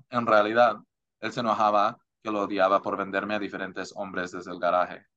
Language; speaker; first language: Spanish; early bilingual, heritage; Spanish